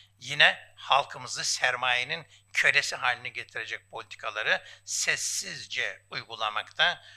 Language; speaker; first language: Turkish; native; Turkish